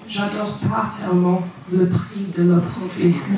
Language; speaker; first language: French; non-native, fluent; English